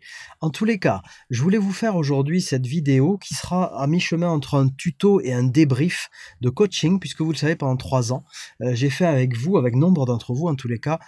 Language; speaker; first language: French; native; French